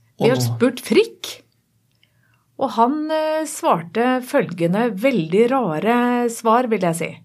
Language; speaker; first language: Norwegian; native; Norwegian